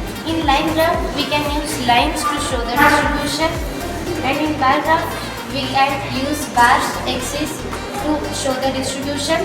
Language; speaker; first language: English; non-native, learner; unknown